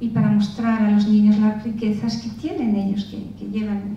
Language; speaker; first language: Spanish; native; Spanish